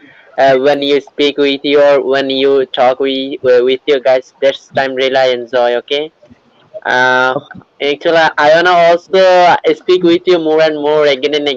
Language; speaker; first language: English; non-native, learner; Bangla